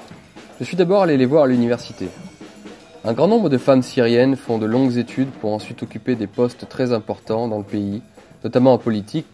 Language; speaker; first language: French; native; French